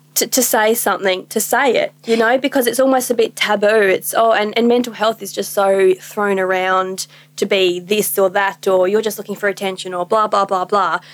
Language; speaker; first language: English; native; English